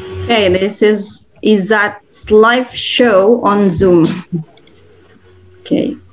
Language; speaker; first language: English; non-native, fluent; Indonesian